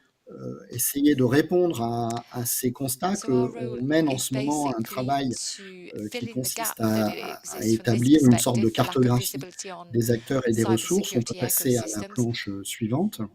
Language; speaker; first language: French; native; French